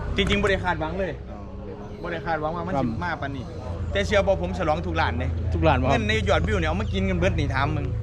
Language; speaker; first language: Thai; native; Thai